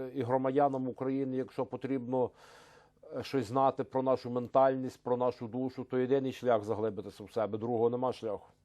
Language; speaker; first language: Ukrainian; native; Ukrainian